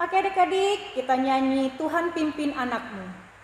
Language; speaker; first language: Indonesian; native; Indonesian